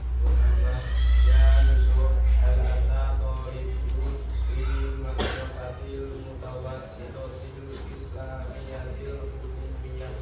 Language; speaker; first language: Arabic; non-native, learner; Indonesian